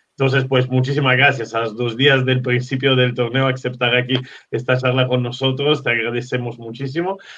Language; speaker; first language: Spanish; non-native, fluent; Italian